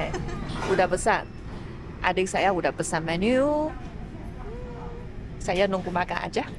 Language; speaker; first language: Indonesian; non-native, fluent; Chinese